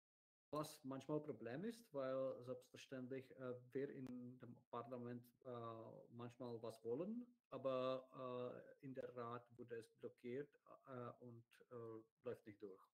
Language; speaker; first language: German; non-native, learner; Czech